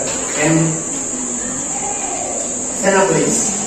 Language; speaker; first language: English; non-native, learner; Indonesian